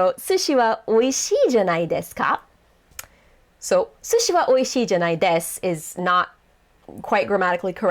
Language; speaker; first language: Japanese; non-native, fluent; English